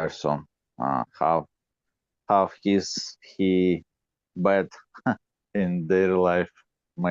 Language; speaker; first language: English; non-native, learner; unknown